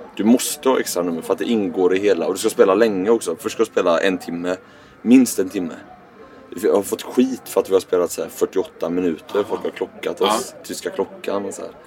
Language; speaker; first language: Swedish; native; Swedish